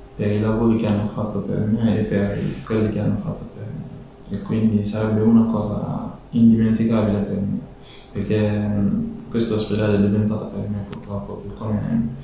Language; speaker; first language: Italian; non-native, fluent; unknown